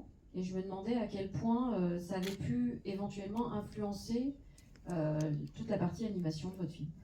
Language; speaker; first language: French; native; French